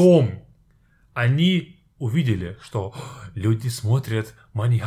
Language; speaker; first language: Russian; non-native, fluent; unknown